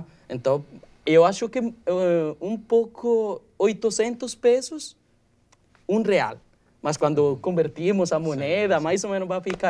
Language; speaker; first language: Portuguese; non-native, learner; Spanish